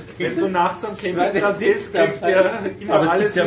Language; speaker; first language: German; native; German